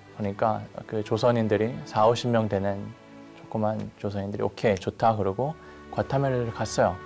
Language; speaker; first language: Korean; native; Korean